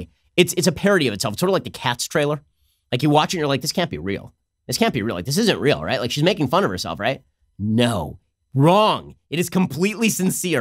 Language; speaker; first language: English; native; English